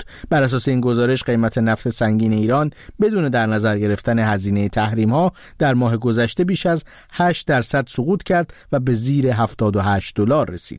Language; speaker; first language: Persian; native; Persian